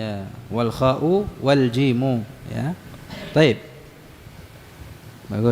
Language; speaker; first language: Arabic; non-native, fluent; Indonesian